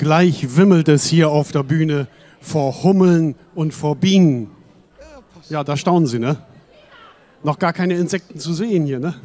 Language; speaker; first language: German; native; German